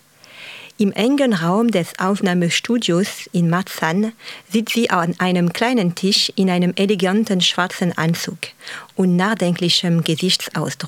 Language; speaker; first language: German; non-native, fluent; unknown